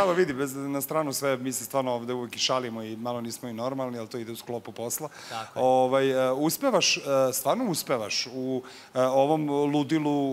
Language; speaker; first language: Serbian; native; Serbian